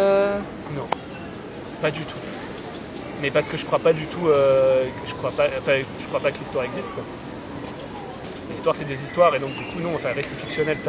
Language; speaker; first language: French; native; French